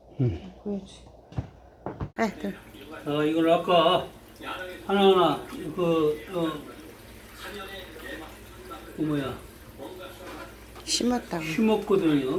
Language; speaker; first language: Korean; native; Korean